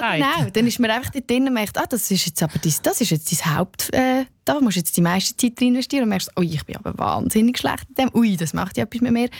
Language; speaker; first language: German; native; German